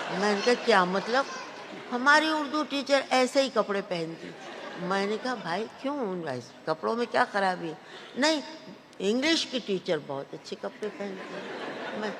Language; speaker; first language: Urdu; native; Urdu